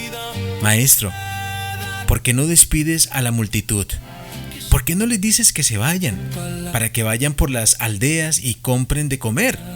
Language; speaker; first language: Spanish; native; Spanish